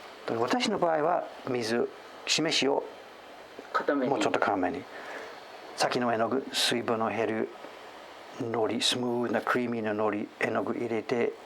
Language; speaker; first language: Japanese; non-native, fluent; English